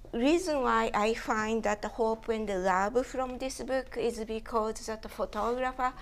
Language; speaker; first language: English; non-native, fluent; Japanese